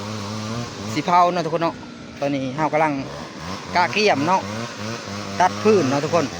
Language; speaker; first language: Thai; non-native, local second language; Lao